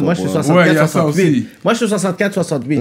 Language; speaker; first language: French; native; French